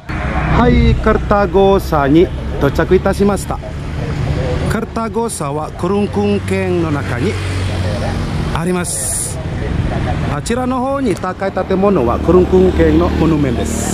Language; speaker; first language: Japanese; non-native, learner; Indonesian